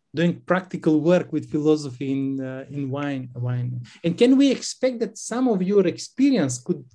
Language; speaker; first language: English; non-native, fluent; Macedonian